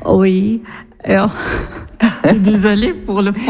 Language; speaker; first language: French; non-native, learner; Arabic